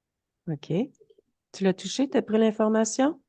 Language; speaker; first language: French; native; French